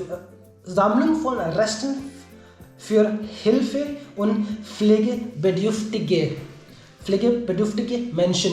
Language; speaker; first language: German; non-native, learner; Hindi